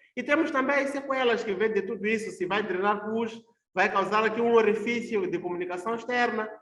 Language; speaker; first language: Portuguese; non-native, local second language; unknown